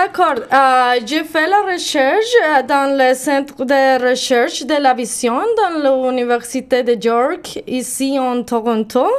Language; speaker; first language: French; non-native, learner; Spanish